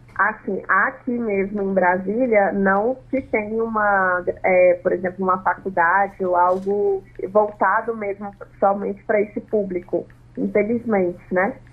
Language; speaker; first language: Portuguese; non-native, local second language; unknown